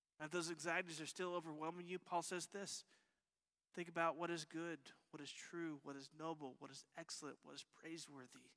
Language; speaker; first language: English; native; English